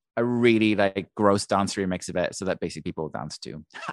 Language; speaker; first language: English; native; English